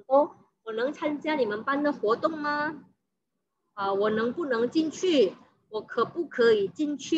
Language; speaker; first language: Chinese; non-native, fluent; Indonesian